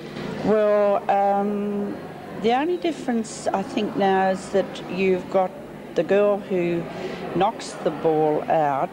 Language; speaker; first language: English; native; English